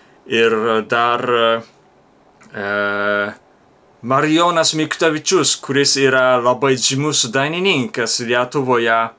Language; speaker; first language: Lithuanian; non-native, fluent; Japanese